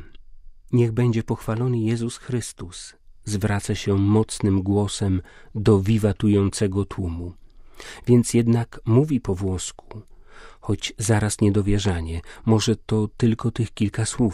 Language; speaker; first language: Polish; native; Polish